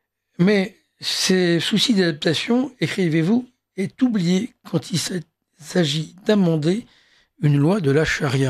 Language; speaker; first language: French; native; French